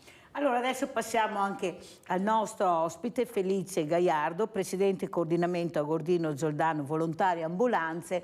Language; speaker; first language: Italian; native; Italian